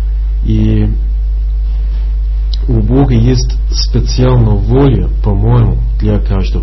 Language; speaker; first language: Russian; non-native, fluent; English